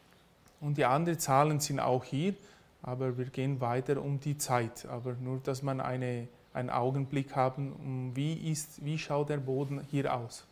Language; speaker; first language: German; early bilingual, heritage; German